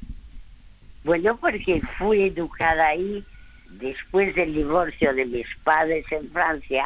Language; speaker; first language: Spanish; early bilingual, other home language; French